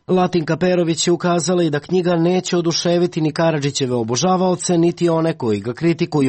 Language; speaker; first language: Serbian; native; Serbian